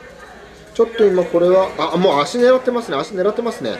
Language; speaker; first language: Japanese; native; Japanese